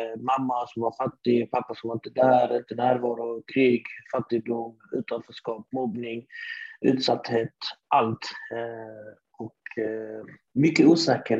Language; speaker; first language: Swedish; early bilingual, other home language; Arabic